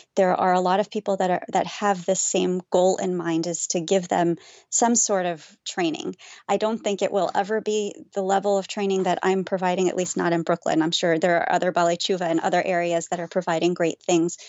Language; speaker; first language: English; native; English